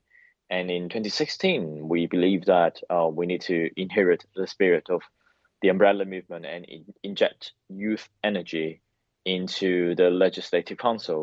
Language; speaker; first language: English; non-native, local second language; Cantonese